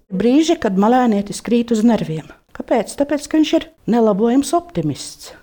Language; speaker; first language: Latvian; native; Latvian